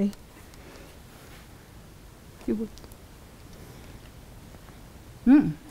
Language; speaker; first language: French; non-native, learner; Hindi